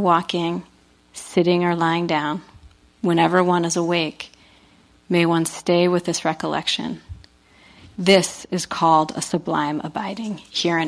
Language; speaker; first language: English; native; English